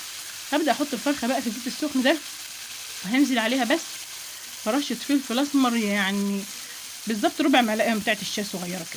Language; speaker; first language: Arabic; native; Arabic